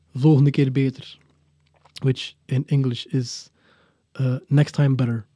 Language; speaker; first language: English; non-native, fluent; Dutch